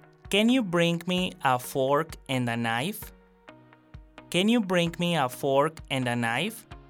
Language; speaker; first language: English; non-native, fluent; Spanish